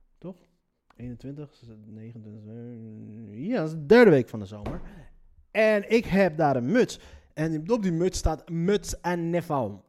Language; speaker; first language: Dutch; early bilingual, other home language; Riffian